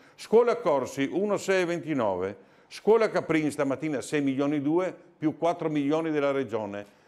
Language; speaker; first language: Italian; native; Italian